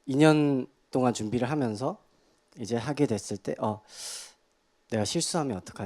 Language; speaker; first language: Korean; native; Korean